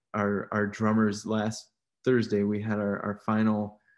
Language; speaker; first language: English; native; English